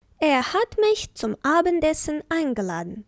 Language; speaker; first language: German; non-native, fluent; Ukrainian